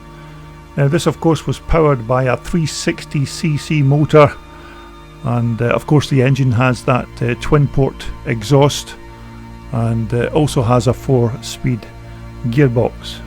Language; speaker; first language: English; native; English